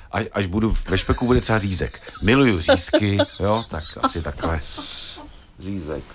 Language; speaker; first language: Czech; native; Czech